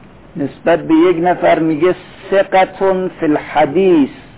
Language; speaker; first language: Persian; native; Persian